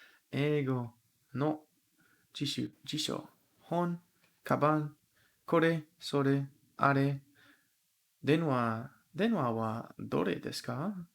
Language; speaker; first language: Japanese; non-native, learner; English